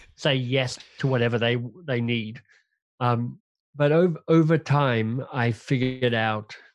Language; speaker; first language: English; native; English